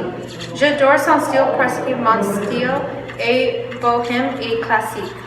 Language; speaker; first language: French; non-native, learner; English